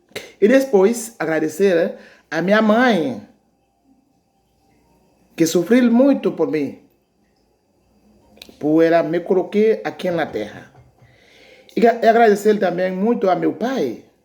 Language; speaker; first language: Portuguese; non-native, learner; Haitian Creole